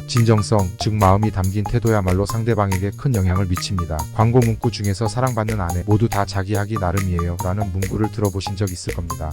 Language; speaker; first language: Korean; native; Korean